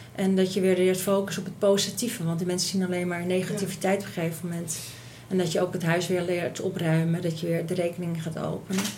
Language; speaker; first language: Dutch; native; Dutch